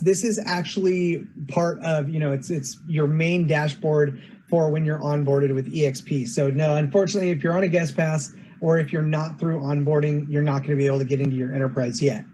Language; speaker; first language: English; native; English